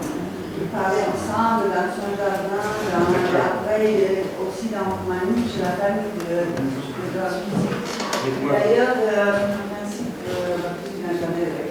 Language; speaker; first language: French; non-native, fluent; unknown